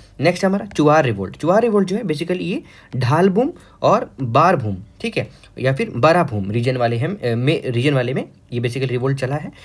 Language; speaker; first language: Hindi; native; Hindi